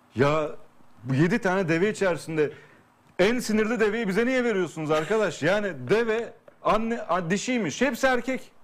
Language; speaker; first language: Turkish; native; Turkish